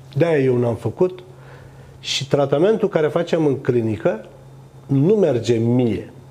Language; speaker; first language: Romanian; non-native, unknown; Turkish